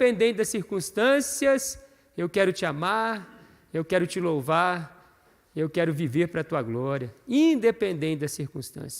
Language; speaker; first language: Portuguese; native; Portuguese